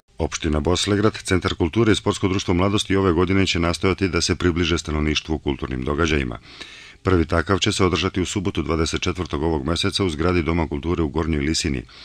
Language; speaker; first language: Bosnian; non-native, local second language; Bulgarian